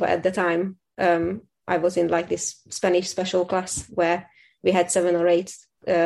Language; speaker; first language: English; non-native, fluent; Hungarian